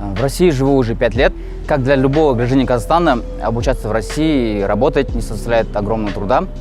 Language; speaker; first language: Russian; non-native, local second language; Kazakh